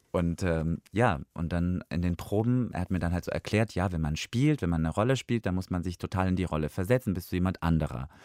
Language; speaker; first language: German; non-native, fluent; Russian